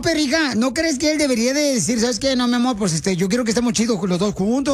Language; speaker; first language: Spanish; native; Spanish